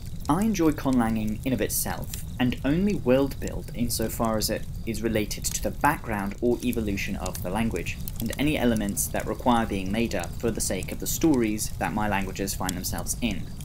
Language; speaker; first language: English; early bilingual, other home language; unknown